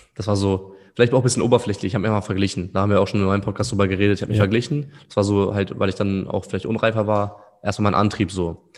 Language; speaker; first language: German; native; German